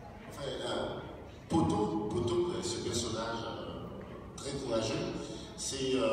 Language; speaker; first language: French; non-native, local second language; Haitian Creole